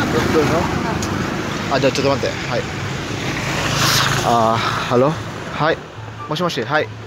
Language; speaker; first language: Japanese; non-native, fluent; Indonesian